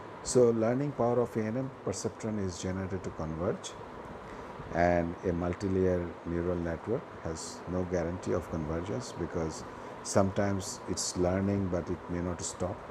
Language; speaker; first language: English; non-native, local second language; Bangla